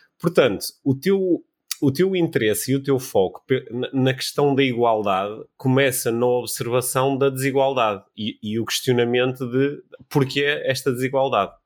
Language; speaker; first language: Portuguese; native; Portuguese